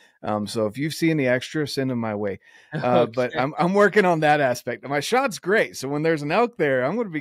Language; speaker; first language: English; native; English